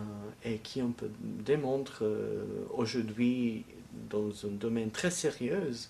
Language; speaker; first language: French; non-native, fluent; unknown